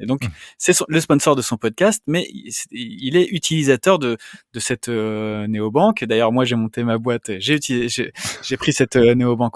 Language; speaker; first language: French; native; French